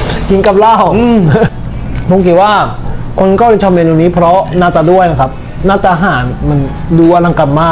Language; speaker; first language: Thai; non-native, fluent; Korean